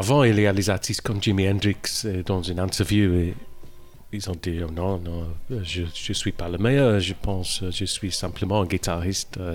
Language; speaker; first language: French; non-native, learner; English